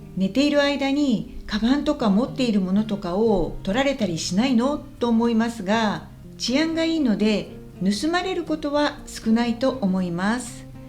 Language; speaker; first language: Japanese; native; Japanese